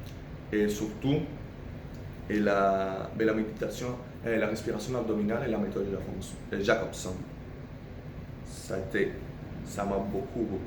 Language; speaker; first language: French; non-native, fluent; Spanish